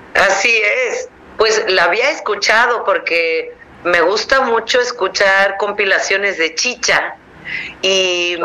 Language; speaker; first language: Spanish; native; Spanish